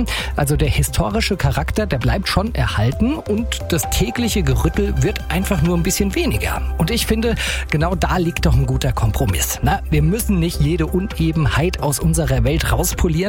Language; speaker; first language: German; native; German